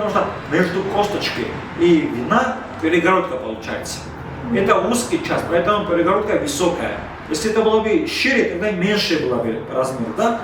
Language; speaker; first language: Russian; non-native, fluent; Georgian